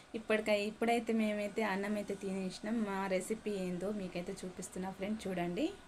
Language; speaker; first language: Telugu; non-native, local second language; Hindi